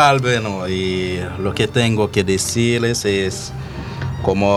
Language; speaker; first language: Spanish; non-native, learner; Haitian Creole